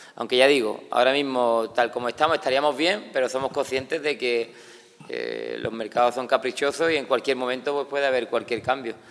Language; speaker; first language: Spanish; native; Spanish